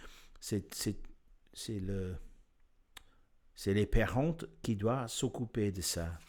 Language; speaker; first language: French; non-native, learner; English